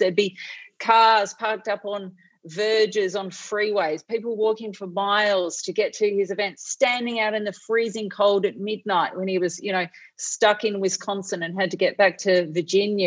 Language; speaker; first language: English; native; English